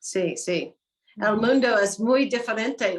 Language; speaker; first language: Spanish; non-native, learner; English